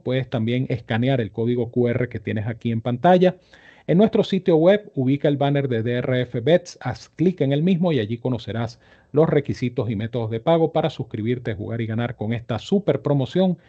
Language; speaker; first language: Spanish; native; Spanish